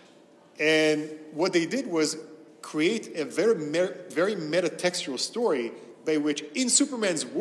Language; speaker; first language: English; non-native, fluent; Hebrew